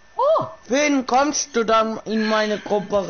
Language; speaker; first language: German; non-native, learner; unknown